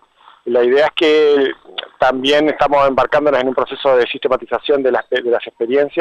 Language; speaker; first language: Spanish; native; Spanish